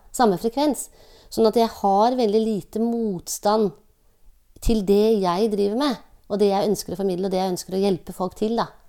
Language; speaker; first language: Norwegian; native; Norwegian